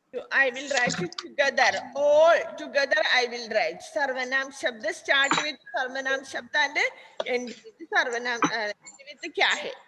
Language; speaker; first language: English; non-native, local second language; Malayalam